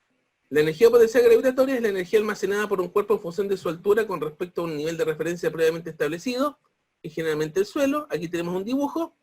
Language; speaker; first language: Spanish; native; Spanish